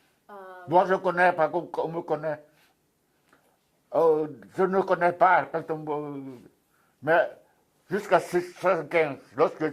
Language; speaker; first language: French; non-native, fluent; Vietnamese